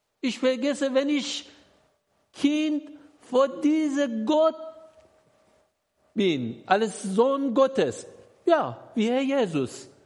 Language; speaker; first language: German; non-native, learner; Persian